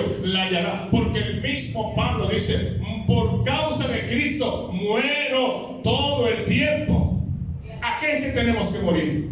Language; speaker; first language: Spanish; native; Spanish